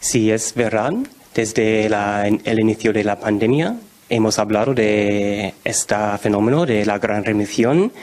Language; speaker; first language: Spanish; non-native, fluent; English